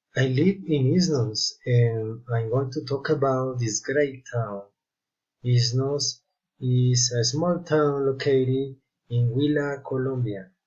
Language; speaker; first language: English; non-native, learner; Spanish